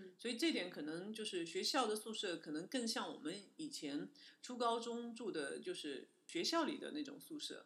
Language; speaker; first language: Chinese; native; Chinese